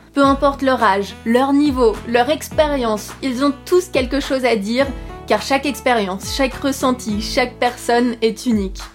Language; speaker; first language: French; native; French